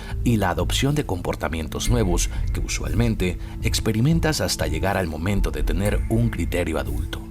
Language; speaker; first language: Spanish; native; Spanish